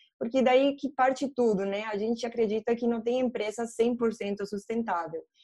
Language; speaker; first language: Portuguese; non-native, fluent; Spanish